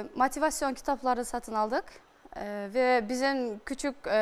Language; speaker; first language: Turkish; non-native, fluent; Kyrgyz